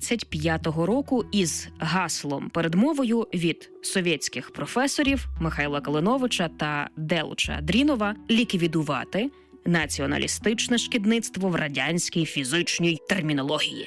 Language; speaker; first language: Ukrainian; native; Ukrainian